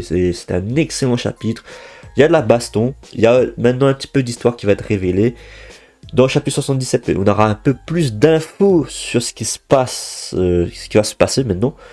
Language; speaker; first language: French; native; French